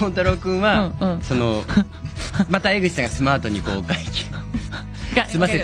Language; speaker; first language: Japanese; native; Japanese